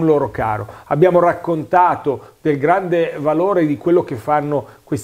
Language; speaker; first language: Italian; native; Italian